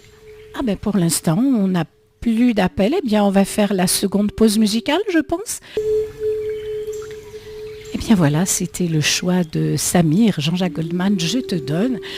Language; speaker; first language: French; native; French